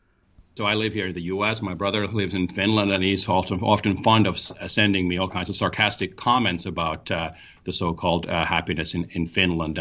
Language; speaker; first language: English; non-native, fluent; Finnish